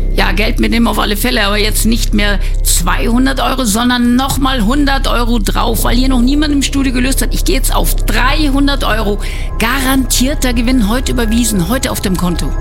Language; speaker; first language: German; native; German